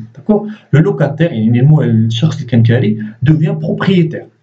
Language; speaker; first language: French; non-native, local second language; Arabic